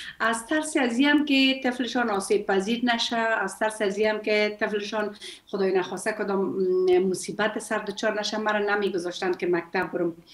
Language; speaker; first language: Persian; native; Persian